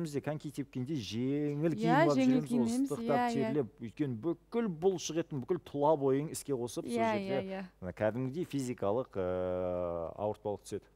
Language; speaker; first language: Kazakh; native; Kazakh